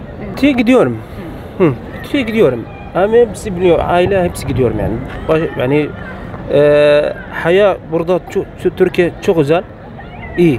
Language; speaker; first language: Turkish; non-native, learner; Arabic